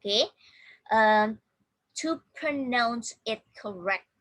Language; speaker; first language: English; non-native, fluent; Indonesian